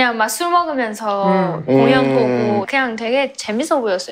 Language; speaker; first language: Korean; non-native, fluent; Chinese